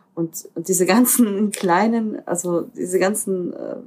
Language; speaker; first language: German; native; German